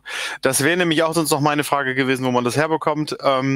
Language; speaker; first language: German; native; German